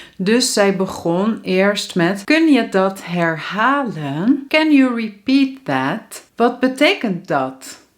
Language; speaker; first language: Dutch; native; Dutch